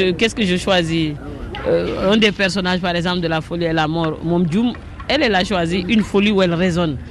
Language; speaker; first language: French; non-native, local second language; Wolof